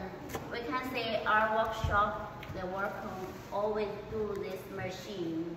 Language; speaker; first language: English; non-native, learner; Chinese